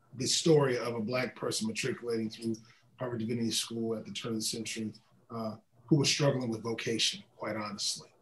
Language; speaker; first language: English; native; English